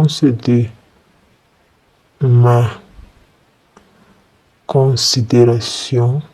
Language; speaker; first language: French; non-native, fluent; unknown